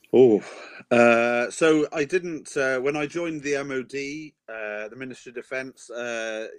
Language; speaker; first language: English; native; English